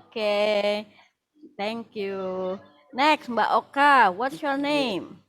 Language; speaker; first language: English; non-native, fluent; Indonesian